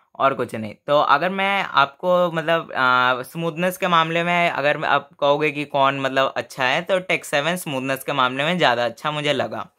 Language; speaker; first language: Hindi; native; Hindi